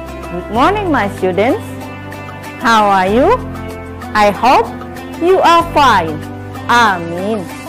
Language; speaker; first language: English; non-native, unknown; Indonesian